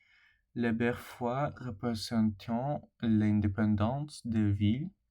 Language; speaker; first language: French; non-native, learner; English